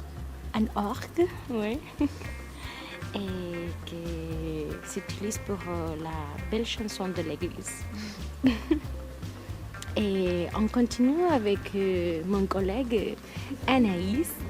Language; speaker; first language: French; non-native, learner; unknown